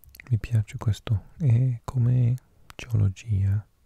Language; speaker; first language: Italian; non-native, learner; Welsh